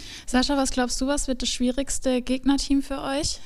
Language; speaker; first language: German; native; German